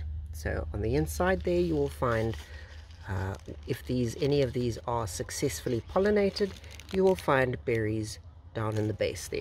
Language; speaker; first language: English; native; English